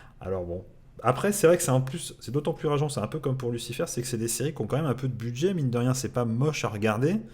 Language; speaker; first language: French; native; French